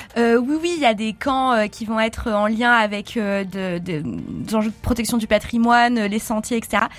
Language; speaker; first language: French; native; French